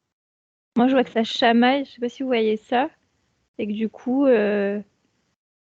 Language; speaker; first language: French; native; French